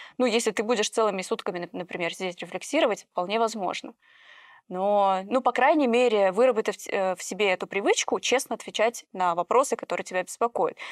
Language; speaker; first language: Russian; native; Russian